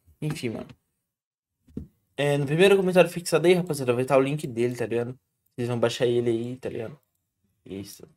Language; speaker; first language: Portuguese; native; Portuguese